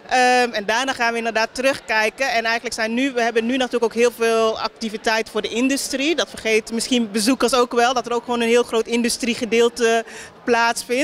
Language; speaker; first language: Dutch; native; Dutch